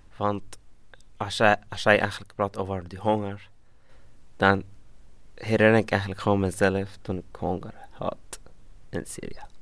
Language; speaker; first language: Dutch; non-native, fluent; Arabic